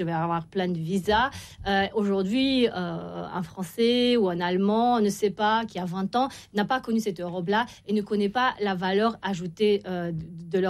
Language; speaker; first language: French; non-native, fluent; Romanian